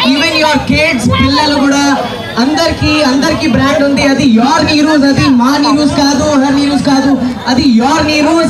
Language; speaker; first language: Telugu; non-native, learner; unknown